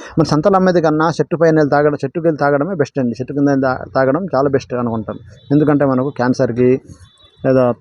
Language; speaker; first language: Telugu; non-native, local second language; Odia